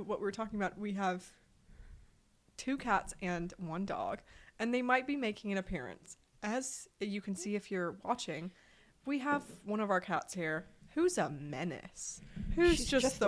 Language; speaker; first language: English; native; English